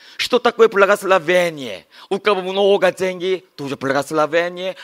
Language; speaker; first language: Russian; non-native, learner; Korean